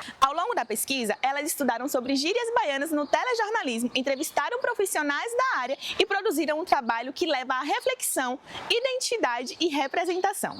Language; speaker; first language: Portuguese; native; Portuguese